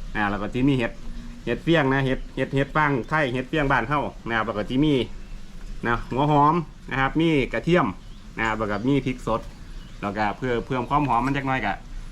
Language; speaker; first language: Thai; native; Thai